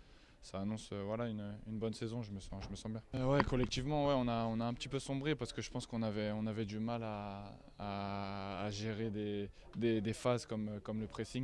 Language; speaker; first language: French; native; French